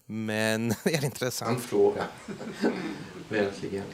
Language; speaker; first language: Swedish; non-native, fluent; Italian